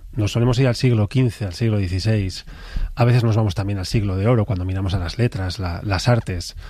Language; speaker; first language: Spanish; native; Spanish